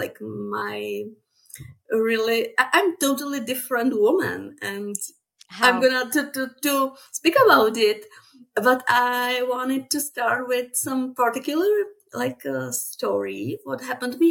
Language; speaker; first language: English; non-native, fluent; Czech